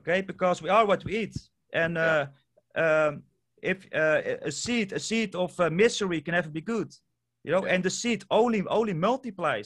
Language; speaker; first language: English; non-native, fluent; Dutch